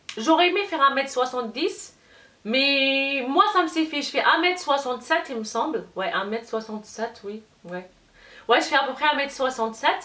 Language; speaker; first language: French; non-native, local second language; Arabic